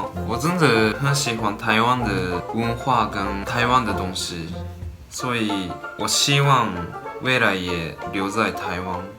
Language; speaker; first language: Chinese; non-native, fluent; Japanese